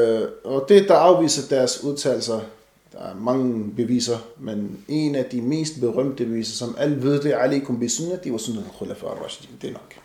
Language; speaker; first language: Danish; non-native, fluent; Arabic